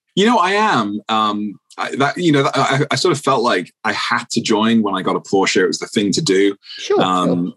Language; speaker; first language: English; native; English